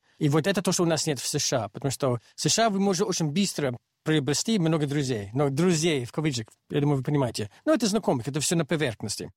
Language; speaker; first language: Russian; non-native, fluent; English